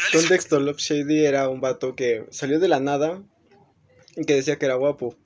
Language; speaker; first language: Spanish; native; Spanish